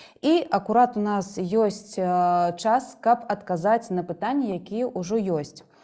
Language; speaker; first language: Belarusian; native; Belarusian